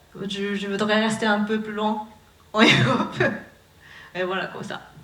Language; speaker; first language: French; non-native, learner; Japanese